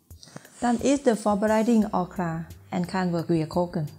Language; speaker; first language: Dutch; non-native, learner; Thai